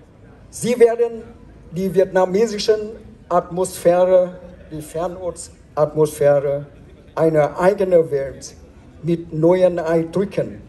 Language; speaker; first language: German; non-native, fluent; Vietnamese